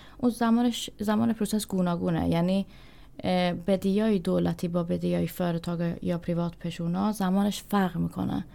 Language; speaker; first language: Persian; early bilingual, heritage; Persian